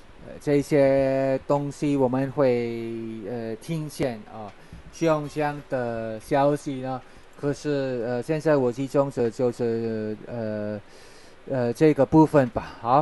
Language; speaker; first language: Chinese; non-native, fluent; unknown